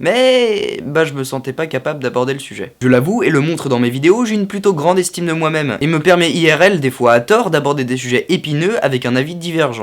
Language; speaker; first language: French; native; French